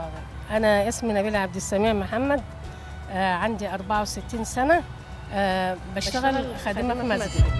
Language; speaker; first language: Arabic; native; Arabic